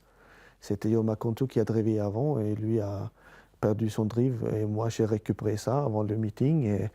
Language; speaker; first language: French; non-native, fluent; Swedish